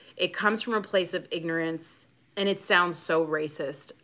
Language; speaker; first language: English; native; English